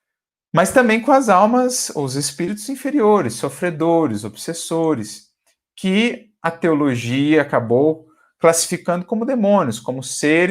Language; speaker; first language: Portuguese; native; Portuguese